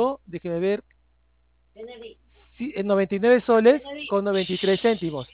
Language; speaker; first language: Spanish; native; Spanish